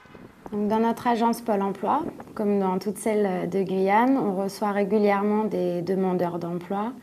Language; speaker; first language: French; native; French